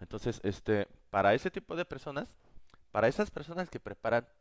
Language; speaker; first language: Spanish; non-native, fluent; Korean